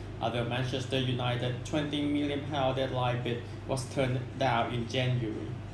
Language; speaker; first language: English; non-native, fluent; Thai